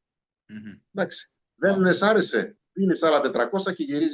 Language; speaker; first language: Greek; native; Greek